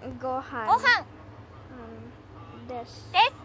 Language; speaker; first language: Japanese; non-native, learner; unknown